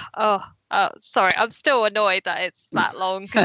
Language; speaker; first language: English; native; English